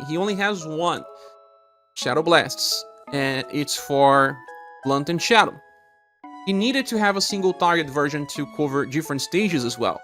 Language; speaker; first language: English; non-native, fluent; Portuguese